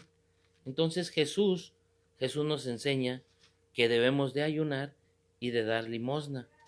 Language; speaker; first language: Spanish; native; Spanish